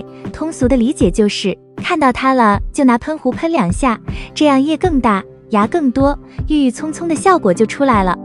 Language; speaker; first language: Chinese; native; Chinese